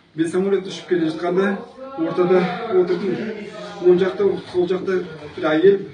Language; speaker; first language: Kazakh; non-native, local second language; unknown